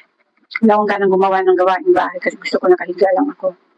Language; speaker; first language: Filipino; native; Filipino